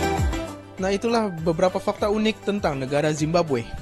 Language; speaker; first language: Indonesian; native; Indonesian